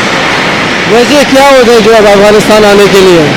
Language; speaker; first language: Hindi; non-native, fluent; Persian